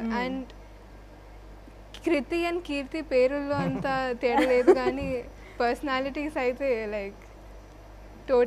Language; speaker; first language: Telugu; non-native, fluent; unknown